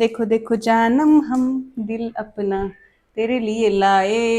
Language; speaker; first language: Hindi; non-native, local second language; Marathi